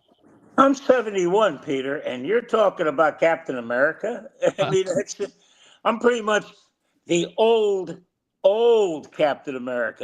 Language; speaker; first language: English; native; English